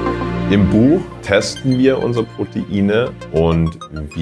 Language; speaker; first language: German; non-native, fluent; English